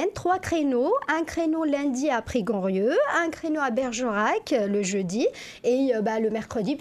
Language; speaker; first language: French; non-native, local second language; Arabic